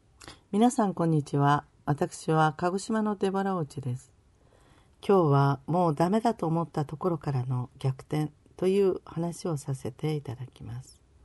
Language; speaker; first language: Japanese; native; Japanese